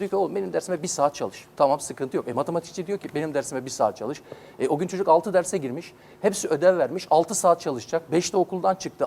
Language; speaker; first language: Turkish; native; Turkish